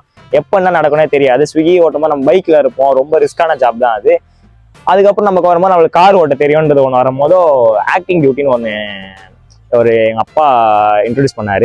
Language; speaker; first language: Tamil; native; Tamil